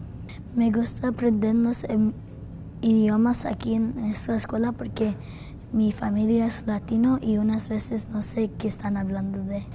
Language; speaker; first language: Spanish; early bilingual, heritage; Spanish